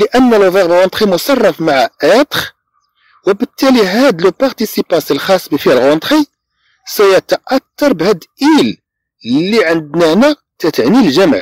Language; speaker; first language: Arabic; native; Arabic